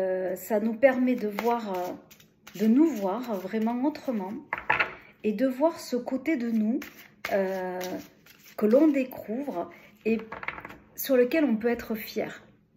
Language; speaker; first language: French; native; French